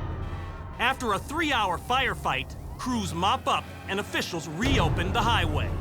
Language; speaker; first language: English; native; English